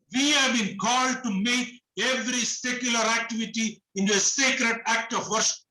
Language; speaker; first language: English; non-native, local second language; Malayalam